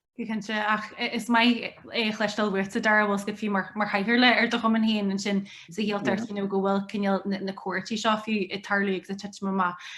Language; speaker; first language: Irish; native; Irish